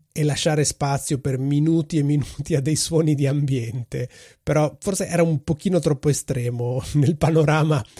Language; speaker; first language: Italian; native; Italian